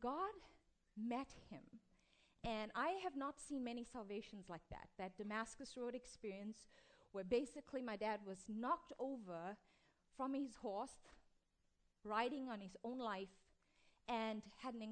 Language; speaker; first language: English; native; English